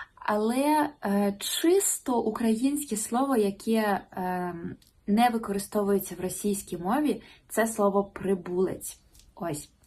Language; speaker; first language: Ukrainian; non-native, local second language; Russian